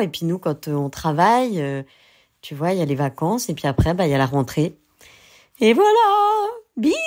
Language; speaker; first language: French; native; French